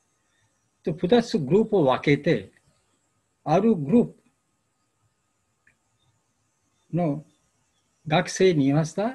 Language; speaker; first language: Japanese; non-native, learner; Bangla